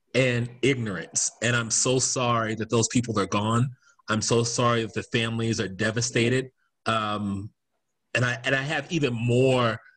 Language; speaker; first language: English; native; English